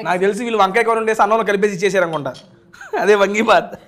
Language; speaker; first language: Telugu; native; Telugu